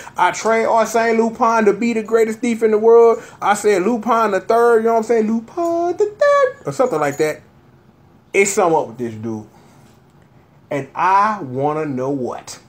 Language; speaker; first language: English; native; English